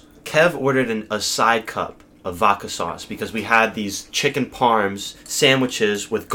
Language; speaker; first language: English; native; English